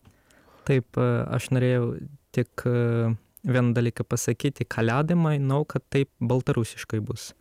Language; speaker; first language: Lithuanian; non-native, fluent; Ukrainian